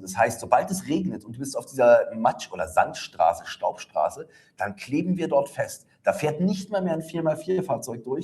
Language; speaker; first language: German; native; German